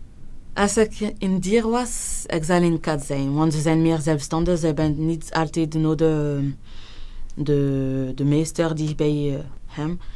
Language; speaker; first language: Dutch; non-native, local second language; French